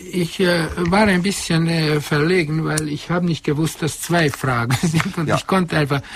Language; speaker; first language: German; non-native, fluent; Hungarian